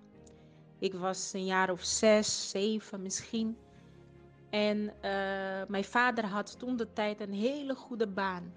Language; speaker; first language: Dutch; early bilingual, other home language; Portuguese